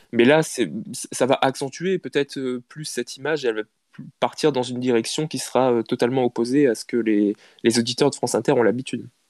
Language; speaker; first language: French; native; French